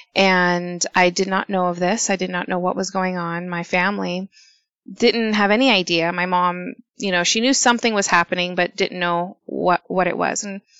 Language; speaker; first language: English; early bilingual, other home language; Spanish